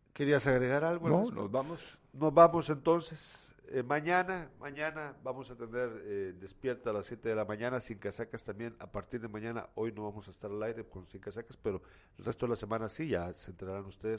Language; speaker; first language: Spanish; native; Spanish